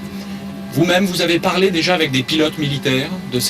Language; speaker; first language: French; native; French